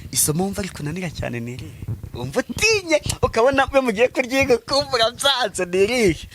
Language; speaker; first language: Kinyarwanda; native; Kinyarwanda